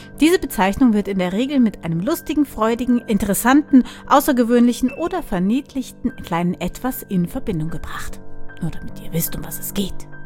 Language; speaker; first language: German; native; German